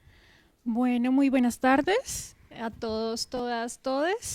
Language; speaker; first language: Spanish; native; Spanish